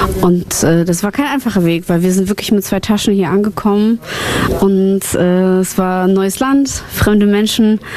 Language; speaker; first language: German; early bilingual, other home language; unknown